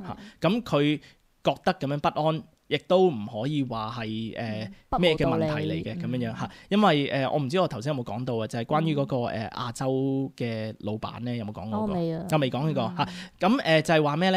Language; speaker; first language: Cantonese; native; Cantonese